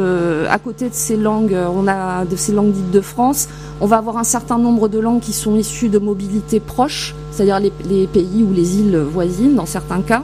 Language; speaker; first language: French; native; French